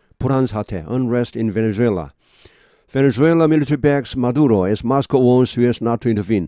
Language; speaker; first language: English; non-native, fluent; Korean